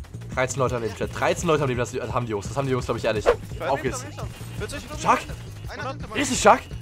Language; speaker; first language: German; native; German